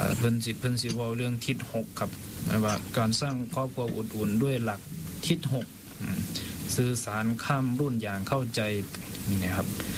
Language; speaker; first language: Thai; native; Thai